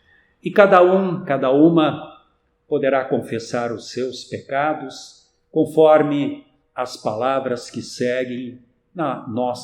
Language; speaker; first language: Portuguese; native; Portuguese